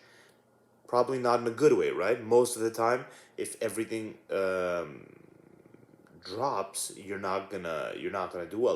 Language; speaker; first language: English; native; English